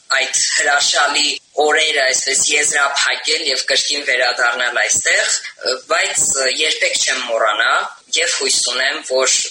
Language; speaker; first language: Armenian; early bilingual, heritage; Armenian